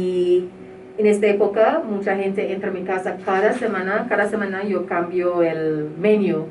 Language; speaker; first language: Spanish; non-native, learner; English